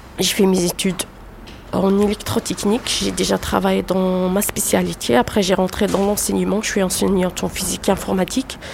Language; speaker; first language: French; non-native, local second language; Arabic